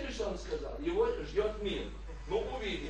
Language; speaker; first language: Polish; non-native, learner; Russian